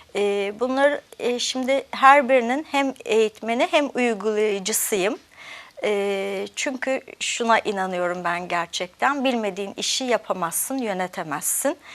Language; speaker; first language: Turkish; early bilingual, heritage; Turkish